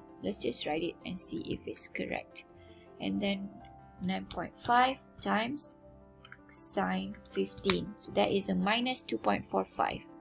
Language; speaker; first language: English; non-native, local second language; Malay